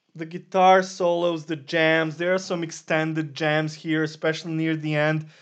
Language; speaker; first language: English; non-native, fluent; Serbian